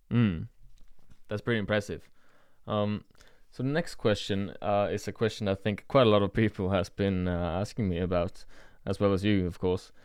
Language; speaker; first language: English; non-native, fluent; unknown